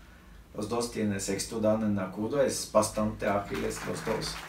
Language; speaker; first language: Spanish; non-native, learner; Norwegian